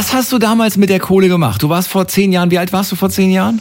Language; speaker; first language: German; native; German